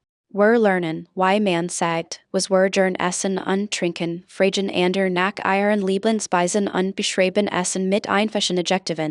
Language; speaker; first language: German; non-native, fluent; English